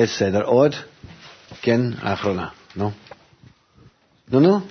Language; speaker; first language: Hebrew; non-native, fluent; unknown